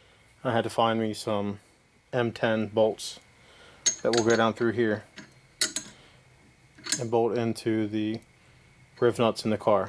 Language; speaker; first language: English; native; English